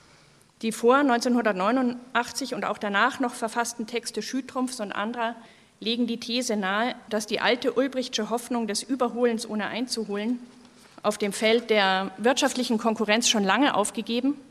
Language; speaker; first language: German; native; German